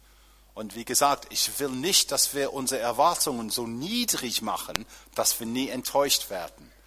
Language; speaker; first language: German; non-native, fluent; English